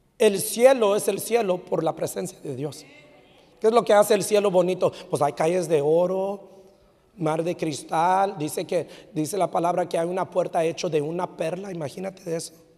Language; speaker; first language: Spanish; early bilingual, heritage; Spanish